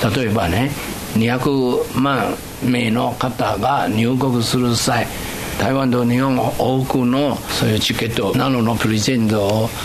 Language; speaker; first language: Japanese; non-native, fluent; Chinese